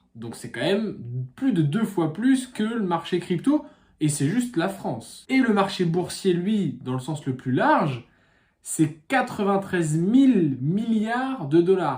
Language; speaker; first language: French; native; French